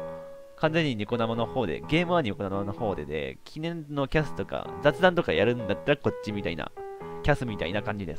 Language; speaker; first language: Japanese; native; Japanese